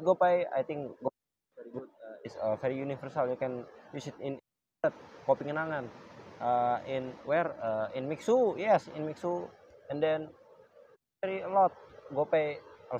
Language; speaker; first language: English; non-native, learner; Indonesian